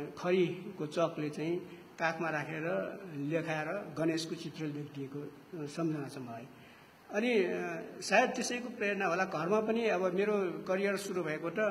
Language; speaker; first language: Nepali; non-native, local second language; Newari